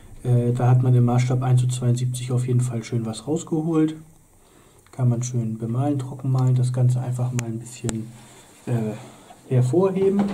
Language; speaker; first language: German; native; German